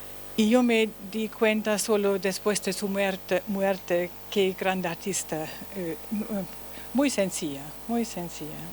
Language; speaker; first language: Spanish; non-native, learner; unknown